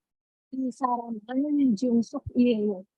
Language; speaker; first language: Korean; non-native, learner; Indonesian